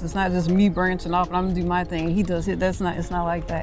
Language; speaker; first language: English; native; English